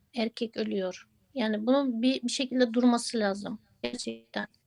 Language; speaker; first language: Turkish; non-native, fluent; Ukrainian